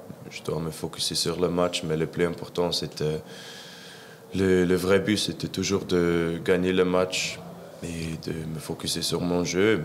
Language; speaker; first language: French; non-native, fluent; English